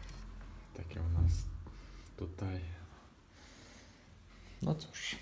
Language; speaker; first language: Polish; non-native, fluent; Ukrainian